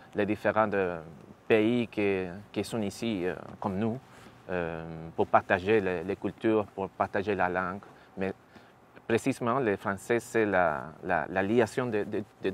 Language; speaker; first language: French; non-native, learner; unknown